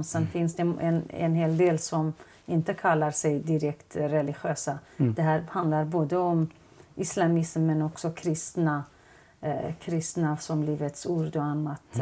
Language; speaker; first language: Swedish; non-native, fluent; Kurdish